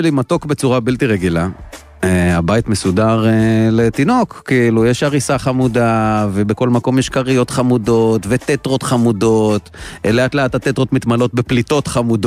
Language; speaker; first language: Hebrew; native; Hebrew